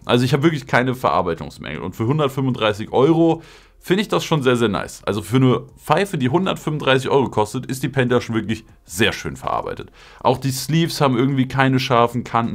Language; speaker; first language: German; native; German